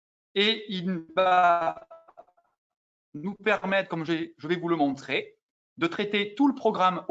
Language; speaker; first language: French; native; French